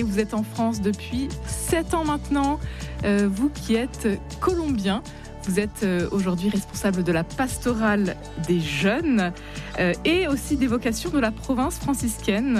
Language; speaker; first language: French; native; French